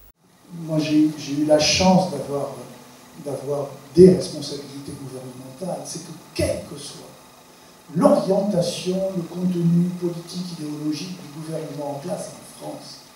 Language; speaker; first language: French; native; French